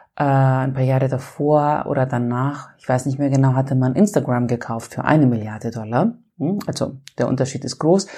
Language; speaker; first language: German; non-native, fluent; Greek